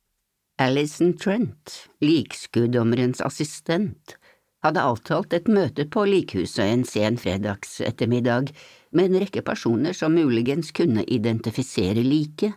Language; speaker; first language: Norwegian; native; Norwegian